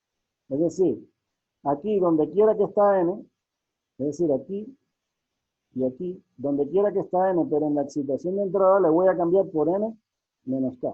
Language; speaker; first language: Spanish; native; Spanish